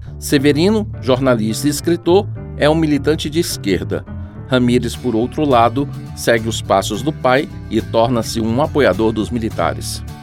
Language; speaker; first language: Portuguese; native; Portuguese